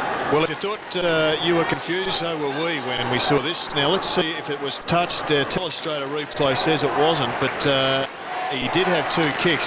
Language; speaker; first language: English; native; English